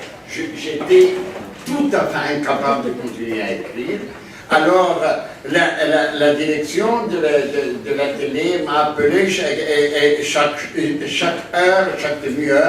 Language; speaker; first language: French; non-native, fluent; Greek